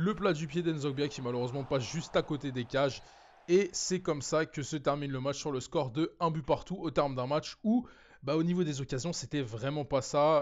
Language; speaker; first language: French; native; French